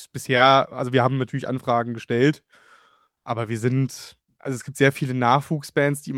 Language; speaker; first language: German; native; German